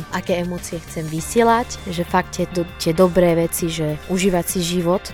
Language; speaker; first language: Slovak; non-native, fluent; Arabic